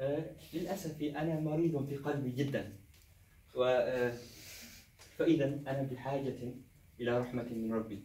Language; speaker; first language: Arabic; non-native, learner; Somali